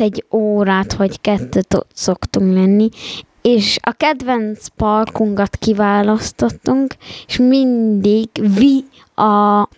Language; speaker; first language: Hungarian; early bilingual, heritage; Hungarian